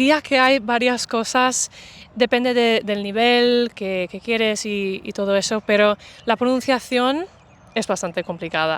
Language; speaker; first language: Spanish; non-native, fluent; English